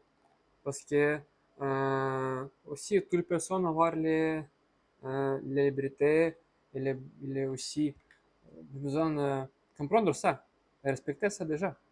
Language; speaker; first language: French; non-native, learner; Russian